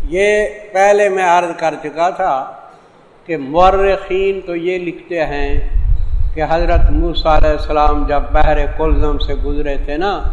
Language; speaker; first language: Urdu; native; Urdu